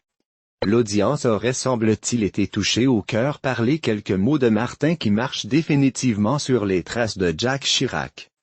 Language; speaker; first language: French; native; French